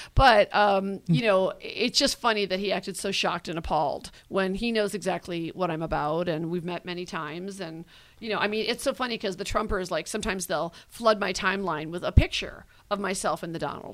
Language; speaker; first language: English; native; English